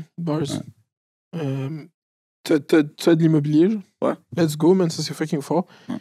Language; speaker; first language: French; native; French